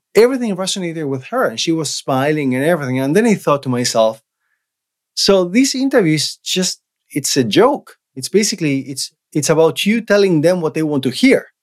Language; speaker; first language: English; non-native, fluent; Spanish